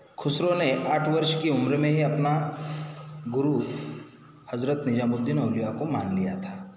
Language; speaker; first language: Hindi; non-native, local second language; Marathi